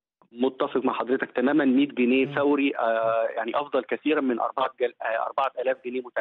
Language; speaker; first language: Arabic; native; Arabic